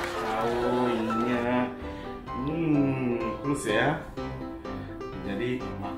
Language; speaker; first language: Indonesian; non-native, fluent; Japanese